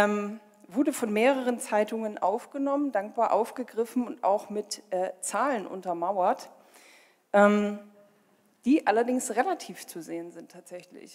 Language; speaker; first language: German; native; German